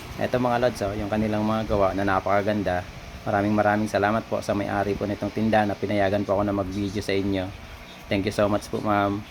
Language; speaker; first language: Filipino; non-native, local second language; Bikol